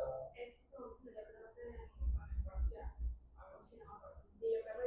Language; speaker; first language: Spanish; native; Spanish